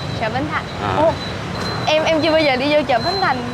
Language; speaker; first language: Vietnamese; native; Vietnamese